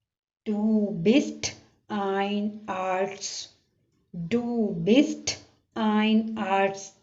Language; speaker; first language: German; non-native, learner; Urdu